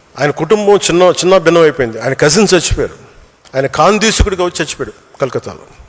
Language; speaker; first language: Telugu; native; Telugu